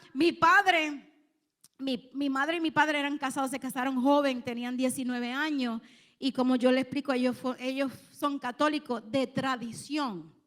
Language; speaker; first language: Spanish; early bilingual, heritage; Spanish